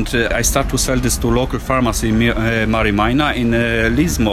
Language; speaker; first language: English; non-native, fluent; Polish